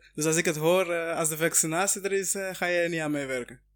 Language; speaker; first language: Dutch; early bilingual, other home language; Kinyarwanda